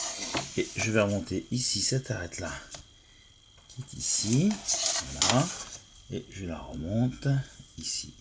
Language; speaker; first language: French; native; French